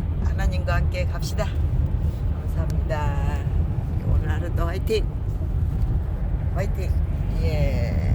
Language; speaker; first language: Korean; native; Korean